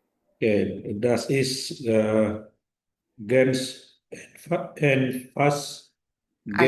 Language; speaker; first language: German; non-native, learner; Indonesian